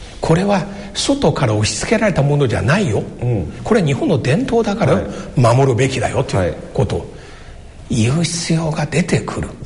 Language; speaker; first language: Japanese; non-native, fluent; Chinese